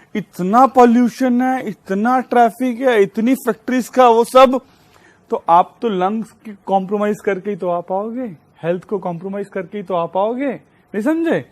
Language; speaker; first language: Hindi; native; Hindi